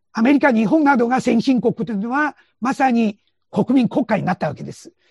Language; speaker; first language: Japanese; non-native, fluent; Chinese